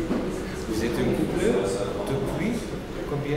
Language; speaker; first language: French; non-native, learner; German